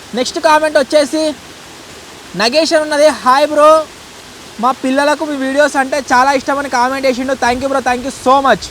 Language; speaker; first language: Telugu; native; Telugu